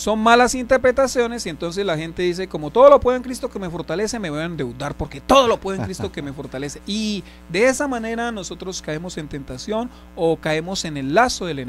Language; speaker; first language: Spanish; native; Spanish